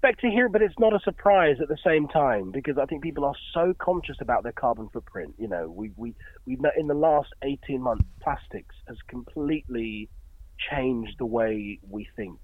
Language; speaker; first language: English; native; English